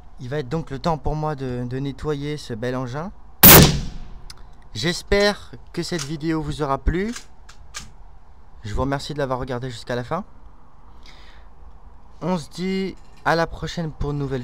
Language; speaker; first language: French; native; French